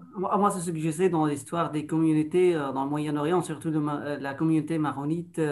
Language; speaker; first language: French; non-native, fluent; Arabic